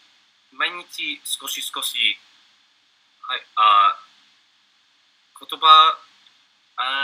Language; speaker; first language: Japanese; non-native, learner; English